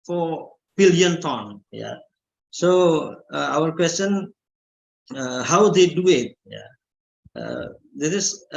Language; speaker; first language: English; non-native, learner; Indonesian